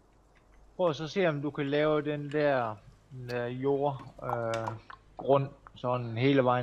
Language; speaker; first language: Danish; native; Danish